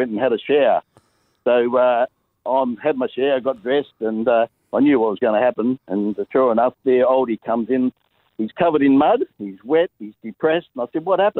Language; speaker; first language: English; native; English